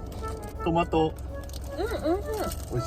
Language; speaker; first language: Japanese; non-native, learner; English